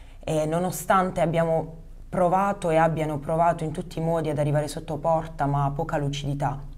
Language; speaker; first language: Italian; native; Italian